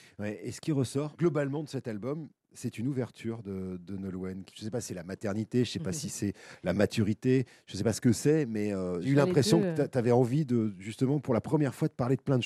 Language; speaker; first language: French; native; French